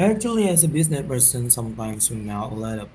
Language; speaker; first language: English; non-native, fluent; Indonesian